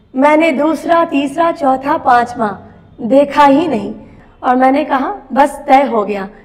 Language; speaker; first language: Hindi; non-native, local second language; Bangla